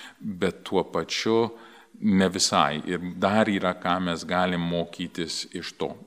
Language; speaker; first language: Lithuanian; early bilingual, heritage; Lithuanian